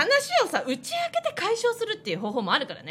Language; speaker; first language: Japanese; native; Japanese